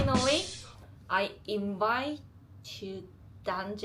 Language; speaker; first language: English; non-native, learner; Korean